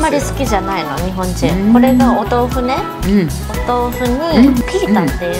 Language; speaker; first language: Japanese; early bilingual, heritage; Chinese